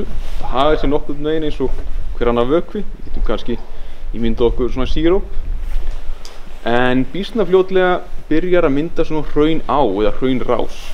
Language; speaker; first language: Icelandic; native; Icelandic